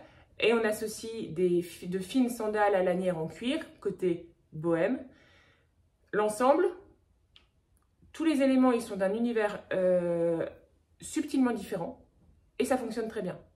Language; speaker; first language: French; native; French